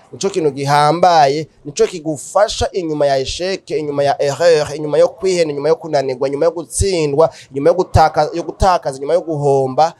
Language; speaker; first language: Rundi; native; Rundi